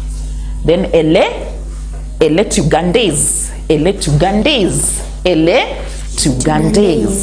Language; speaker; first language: French; non-native, fluent; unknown